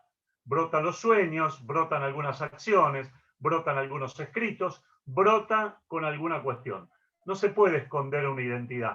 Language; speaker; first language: Spanish; native; Spanish